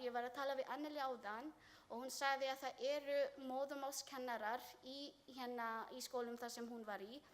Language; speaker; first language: Icelandic; non-native, learner; Filipino